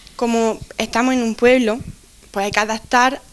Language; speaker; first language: Spanish; native; Spanish